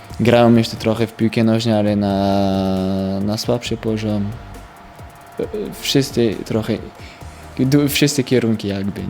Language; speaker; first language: Polish; early bilingual, heritage; French